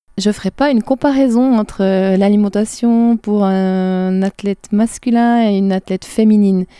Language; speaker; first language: French; native; French